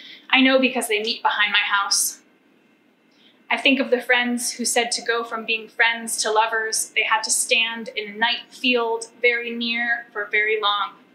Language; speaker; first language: English; native; English